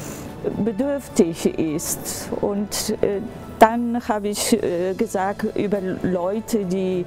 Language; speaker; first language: German; non-native, fluent; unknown